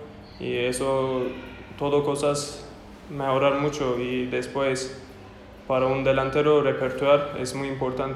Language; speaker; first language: Spanish; non-native, learner; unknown